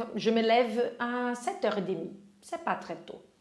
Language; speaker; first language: French; non-native, fluent; Portuguese